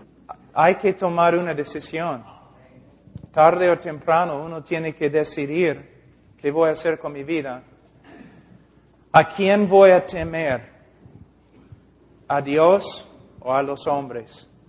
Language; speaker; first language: Spanish; non-native, fluent; English